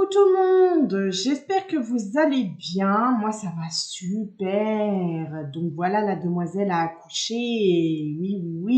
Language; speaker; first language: French; native; French